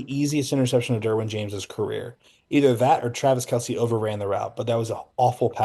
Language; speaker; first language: English; native; English